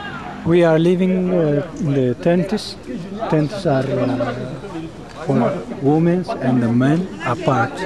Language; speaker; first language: English; non-native, learner; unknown